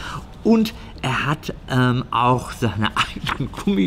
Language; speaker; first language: German; native; German